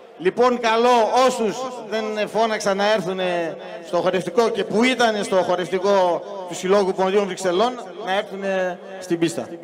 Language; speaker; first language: Greek; early bilingual, heritage; Greek